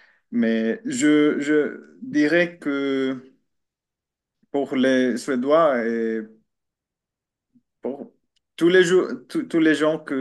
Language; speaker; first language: French; non-native, learner; Finnish